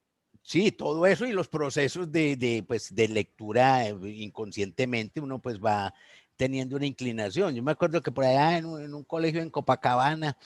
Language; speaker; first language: Spanish; native; Spanish